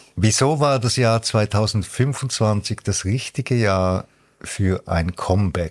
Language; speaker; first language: German; native; German